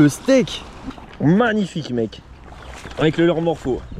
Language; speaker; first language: French; native; French